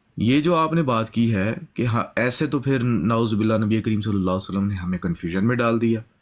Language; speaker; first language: Urdu; native; Urdu